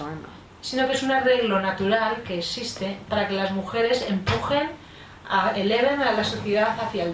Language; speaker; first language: Spanish; native; Spanish